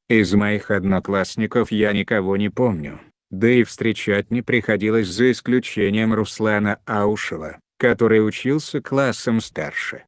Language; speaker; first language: Russian; non-native, local second language; Chechen